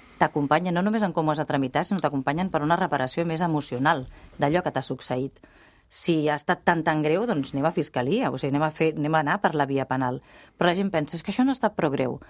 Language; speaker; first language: Catalan; native; Catalan